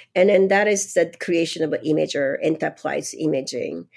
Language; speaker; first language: English; non-native, fluent; Japanese